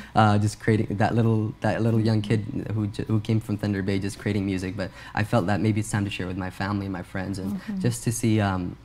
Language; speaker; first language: English; native; English